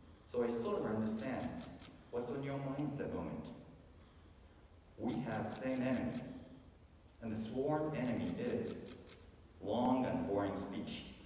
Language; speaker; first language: English; early bilingual, other home language; Japanese